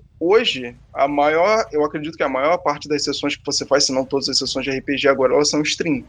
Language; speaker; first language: Portuguese; native; Portuguese